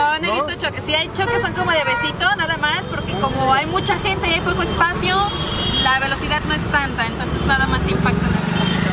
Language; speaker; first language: Spanish; native; Spanish